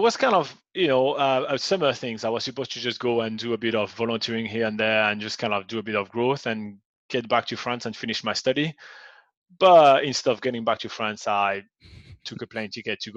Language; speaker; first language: English; non-native, fluent; French